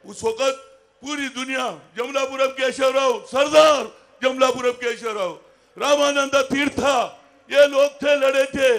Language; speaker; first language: Hindi; non-native, local second language; Telugu